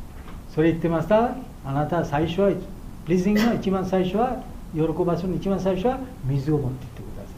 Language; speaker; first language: Japanese; non-native, learner; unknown